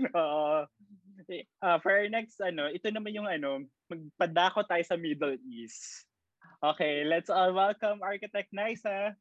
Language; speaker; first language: Filipino; native; Filipino